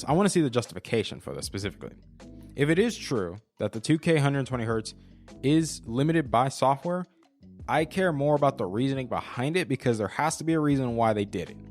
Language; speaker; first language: English; native; English